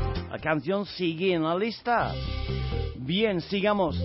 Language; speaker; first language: Spanish; non-native, fluent; English